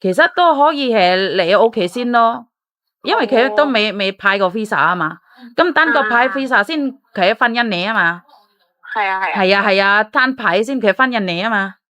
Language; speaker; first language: Cantonese; non-native, fluent; Indonesian